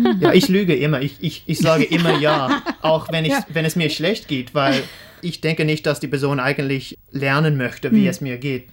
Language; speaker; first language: German; non-native, fluent; English